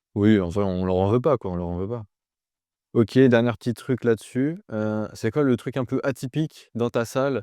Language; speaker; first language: French; native; French